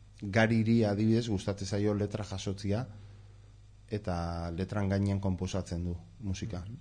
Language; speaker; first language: Basque; non-native, local second language; Spanish